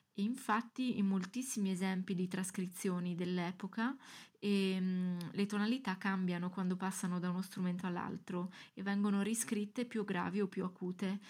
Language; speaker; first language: Italian; non-native, fluent; Greek